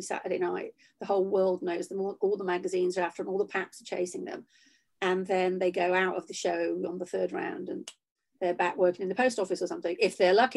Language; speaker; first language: English; native; English